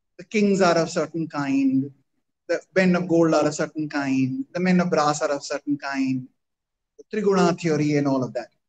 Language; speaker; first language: English; non-native, local second language; Hindi